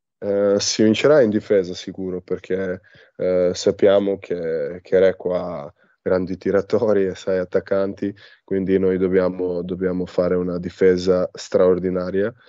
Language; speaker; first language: Italian; non-native, learner; Serbian